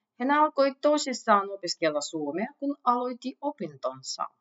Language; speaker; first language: Finnish; non-native, learner; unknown